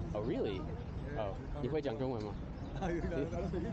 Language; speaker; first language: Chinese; non-native, fluent; English